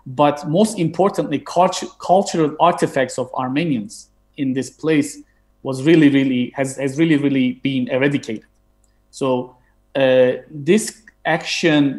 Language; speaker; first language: English; non-native, fluent; Turkish